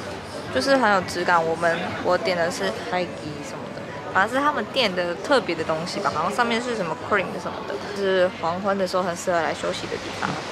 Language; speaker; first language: Chinese; native; Chinese